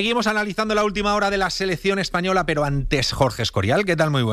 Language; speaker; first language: Spanish; native; Spanish